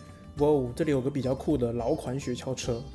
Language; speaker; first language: Chinese; native; Chinese